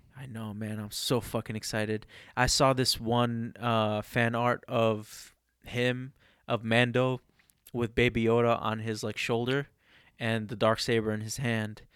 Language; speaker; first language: English; early bilingual, other home language; Arabic